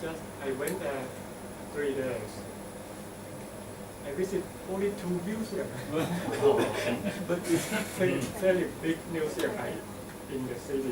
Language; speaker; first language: English; non-native, learner; Thai